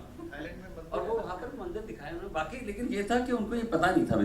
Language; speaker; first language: Hindi; native; Hindi